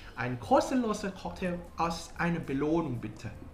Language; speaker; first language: German; non-native, learner; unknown